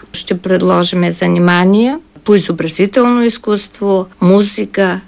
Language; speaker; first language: Bulgarian; native; Bulgarian